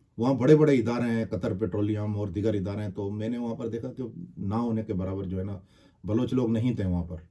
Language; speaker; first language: Urdu; non-native, local second language; Baluchi